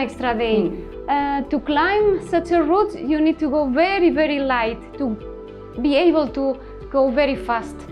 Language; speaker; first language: English; non-native, learner; Spanish